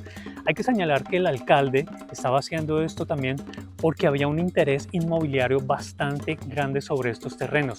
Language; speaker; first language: Spanish; native; Spanish